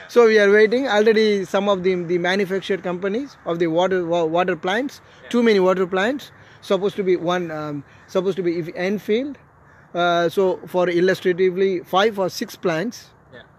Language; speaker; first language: English; non-native, local second language; Tamil